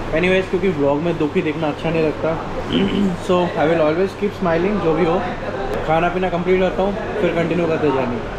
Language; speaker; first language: Hindi; native; Hindi